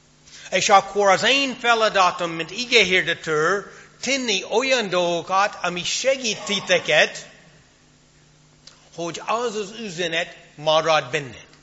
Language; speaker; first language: Hungarian; non-native, fluent; English